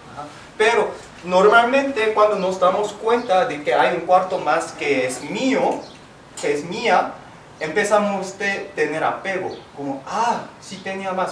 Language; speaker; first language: Spanish; non-native, fluent; Korean